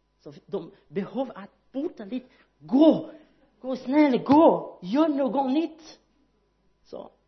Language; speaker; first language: Swedish; non-native, learner; Portuguese